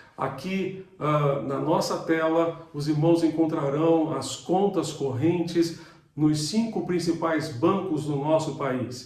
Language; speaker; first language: Portuguese; native; Portuguese